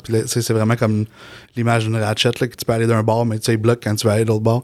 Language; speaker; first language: French; native; French